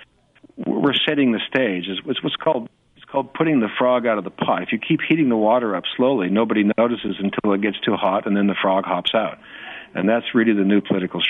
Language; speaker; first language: English; native; English